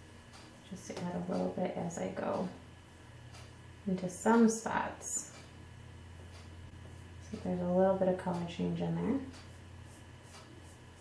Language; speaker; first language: English; native; English